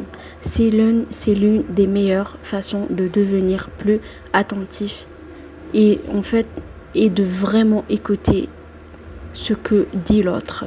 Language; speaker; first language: French; non-native, local second language; Arabic